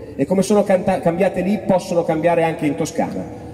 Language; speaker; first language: Italian; native; Italian